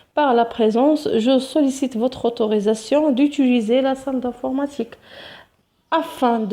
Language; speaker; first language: French; non-native, local second language; Arabic